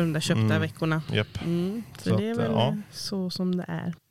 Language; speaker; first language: Swedish; native; Swedish